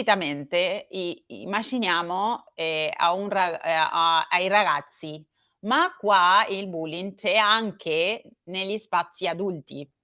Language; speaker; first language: Italian; non-native, learner; Spanish